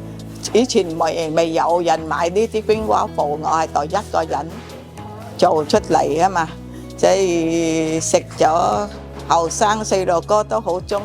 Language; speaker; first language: Cantonese; early bilingual, heritage; Cantonese